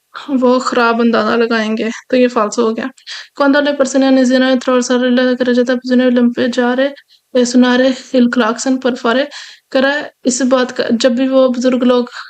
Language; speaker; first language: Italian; non-native, fluent; Urdu